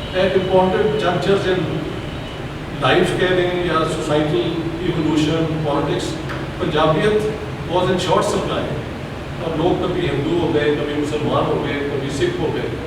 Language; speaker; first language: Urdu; non-native, local second language; Punjabi